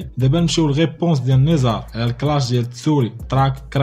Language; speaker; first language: Arabic; native; Arabic